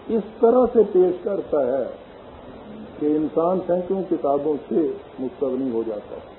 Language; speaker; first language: Urdu; native; Urdu